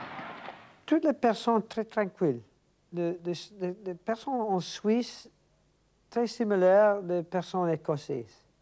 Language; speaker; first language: French; non-native, learner; English